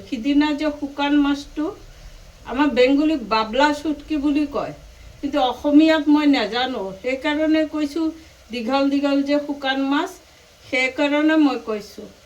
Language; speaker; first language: Assamese; non-native, local second language; Bangla